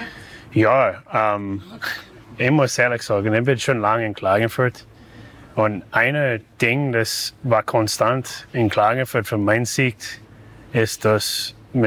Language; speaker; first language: German; non-native, learner; English